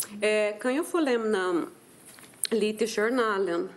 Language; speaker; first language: Swedish; non-native, fluent; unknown